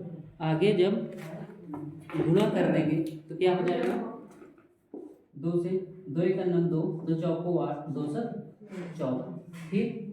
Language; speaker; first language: Hindi; native; Hindi